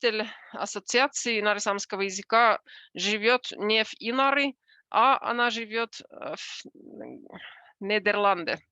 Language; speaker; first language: Russian; non-native, fluent; Finnish